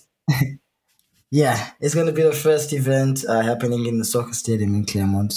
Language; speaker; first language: English; non-native, local second language; Zulu